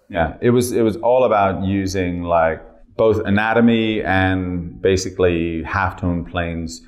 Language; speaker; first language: English; native; English